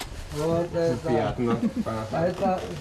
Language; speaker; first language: Russian; non-native, fluent; Georgian